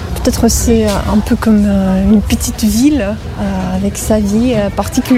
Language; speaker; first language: French; non-native, fluent; Russian